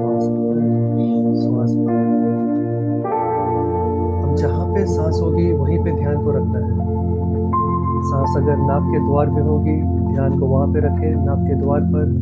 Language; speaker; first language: Hindi; native; Hindi